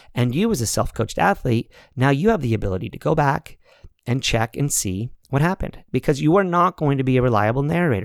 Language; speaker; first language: English; native; English